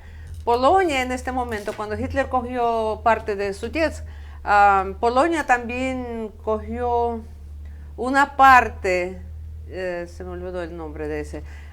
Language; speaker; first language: Spanish; non-native, fluent; Russian